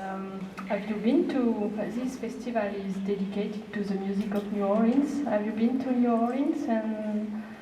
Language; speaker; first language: English; non-native, learner; French